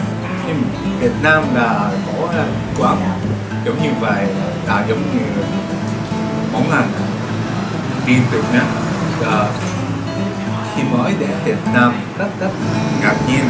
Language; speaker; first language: Vietnamese; non-native, learner; Japanese